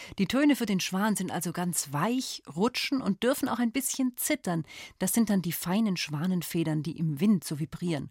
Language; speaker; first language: German; native; German